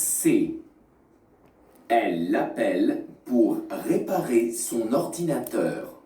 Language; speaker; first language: French; non-native, learner; Russian